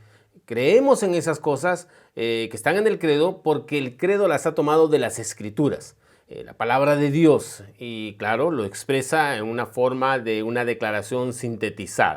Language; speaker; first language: Spanish; native; Spanish